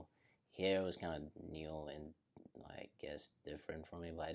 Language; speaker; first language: English; non-native, local second language; Yoruba